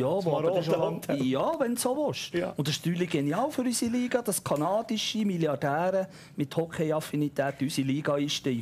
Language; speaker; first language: German; native; German